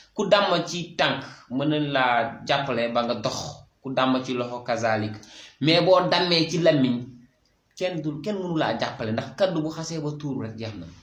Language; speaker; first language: Wolof; non-native, local second language; Fula